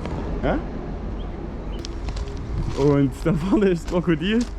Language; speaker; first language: German; native; German